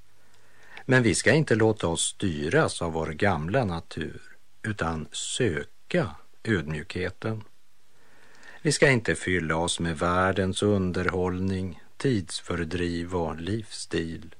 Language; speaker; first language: Swedish; native; Swedish